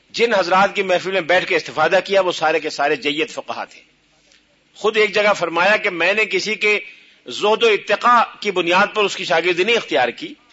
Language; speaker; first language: Urdu; native; Urdu